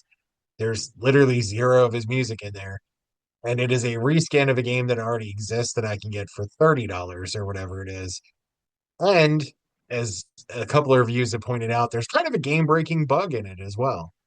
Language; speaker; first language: English; native; English